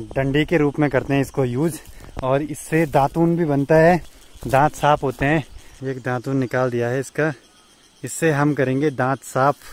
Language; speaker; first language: Hindi; native; Hindi